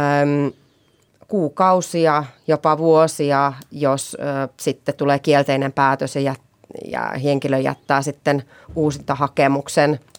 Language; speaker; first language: Finnish; native; Finnish